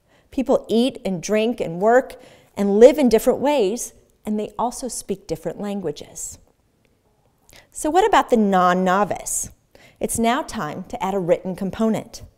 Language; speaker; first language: English; native; English